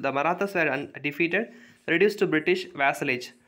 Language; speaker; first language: English; non-native, local second language; Tamil